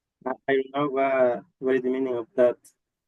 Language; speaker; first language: English; non-native, learner; Spanish